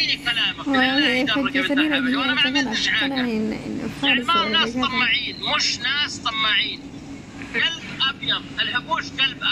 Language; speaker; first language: Arabic; native; Arabic